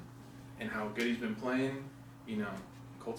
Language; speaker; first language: English; native; English